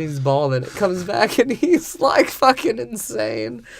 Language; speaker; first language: English; native; English